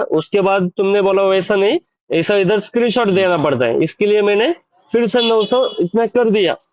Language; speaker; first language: Hindi; non-native, local second language; Marathi